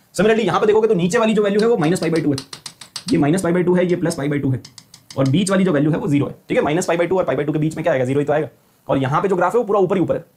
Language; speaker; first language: Hindi; native; Hindi